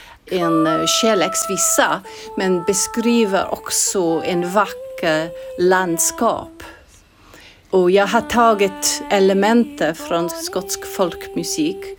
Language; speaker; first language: Swedish; non-native, fluent; English